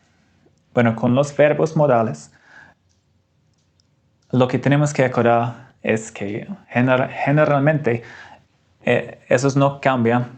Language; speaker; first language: Spanish; non-native, fluent; English